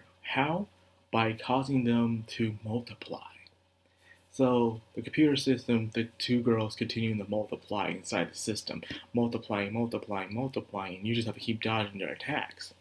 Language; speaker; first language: English; native; English